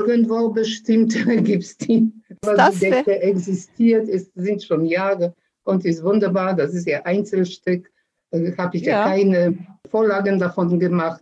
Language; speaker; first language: German; non-native, fluent; Polish